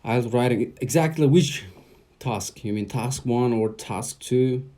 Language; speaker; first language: English; non-native, fluent; Uzbek